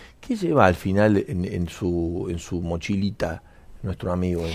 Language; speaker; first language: Spanish; native; Spanish